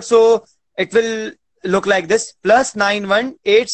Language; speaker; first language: English; non-native, local second language; Hindi